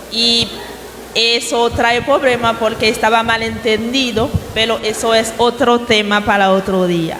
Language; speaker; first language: Spanish; non-native, fluent; Haitian Creole